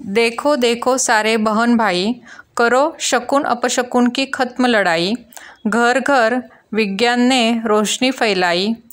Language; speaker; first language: Hindi; non-native, local second language; Marathi